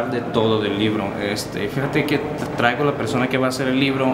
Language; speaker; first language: Spanish; non-native, fluent; Portuguese